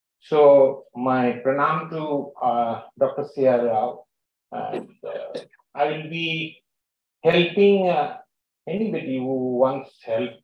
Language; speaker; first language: English; non-native, local second language; Bangla